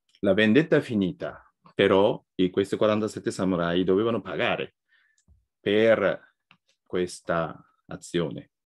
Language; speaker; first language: Italian; non-native, fluent; Japanese